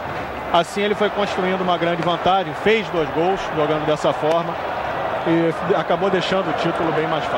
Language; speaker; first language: Portuguese; native; Portuguese